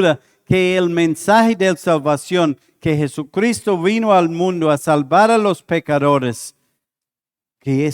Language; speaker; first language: Spanish; non-native, fluent; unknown